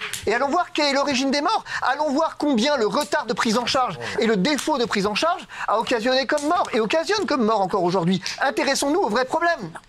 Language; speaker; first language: French; native; French